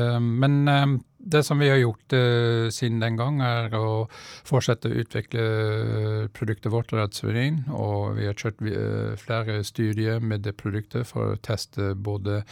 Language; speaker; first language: Norwegian; non-native, fluent; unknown